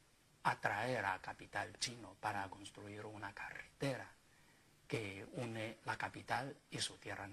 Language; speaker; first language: Spanish; non-native, fluent; Chinese